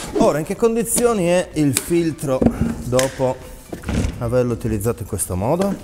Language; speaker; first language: Italian; native; Italian